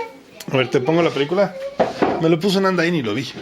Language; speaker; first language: Spanish; native; Spanish